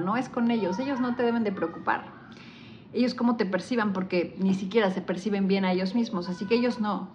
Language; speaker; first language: Spanish; native; Spanish